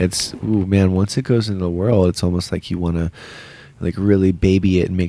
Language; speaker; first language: English; native; English